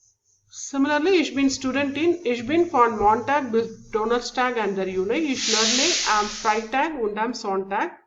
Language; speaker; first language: German; non-native, learner; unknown